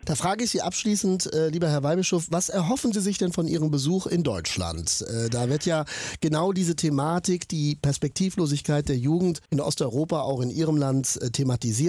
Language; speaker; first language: German; native; German